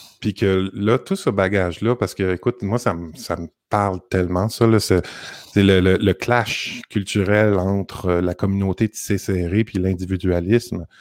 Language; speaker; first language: French; native; French